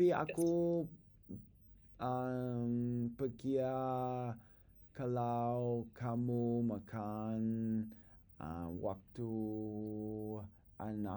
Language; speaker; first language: Indonesian; non-native, learner; English